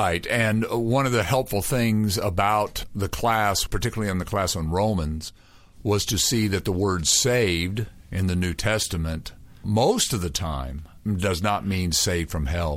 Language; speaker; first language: English; native; English